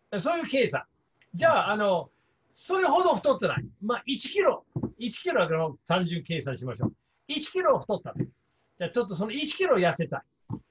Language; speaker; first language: Japanese; non-native, fluent; English